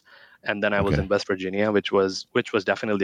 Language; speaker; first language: English; non-native, local second language; Urdu